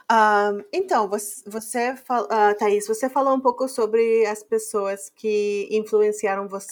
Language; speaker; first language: Portuguese; non-native, fluent; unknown